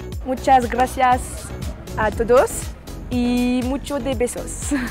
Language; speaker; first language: Spanish; non-native, learner; French